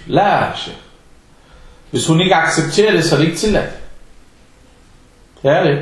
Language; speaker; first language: Danish; non-native, fluent; Arabic